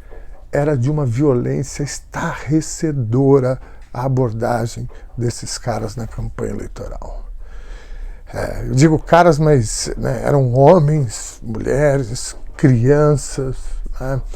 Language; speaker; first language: Portuguese; native; Portuguese